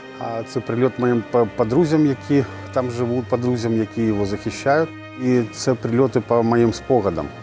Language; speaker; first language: Ukrainian; non-native, local second language; Russian